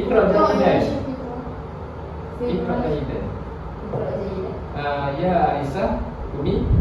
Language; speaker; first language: Arabic; non-native, learner; Malay